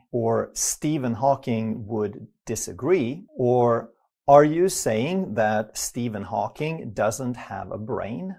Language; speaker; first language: English; non-native, fluent; Swedish